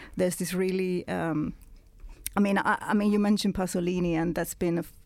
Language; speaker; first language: English; non-native, fluent; Italian